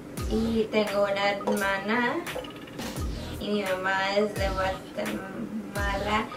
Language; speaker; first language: Spanish; early bilingual, other home language; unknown